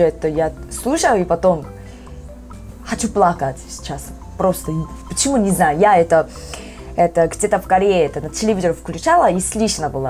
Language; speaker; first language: Russian; non-native, learner; Korean